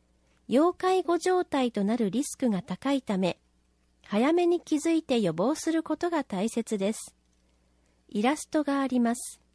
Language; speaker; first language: Japanese; native; Japanese